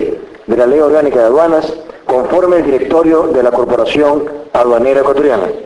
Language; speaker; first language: Spanish; native; Spanish